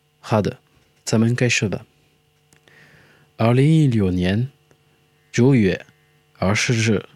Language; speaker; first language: Chinese; non-native, learner; French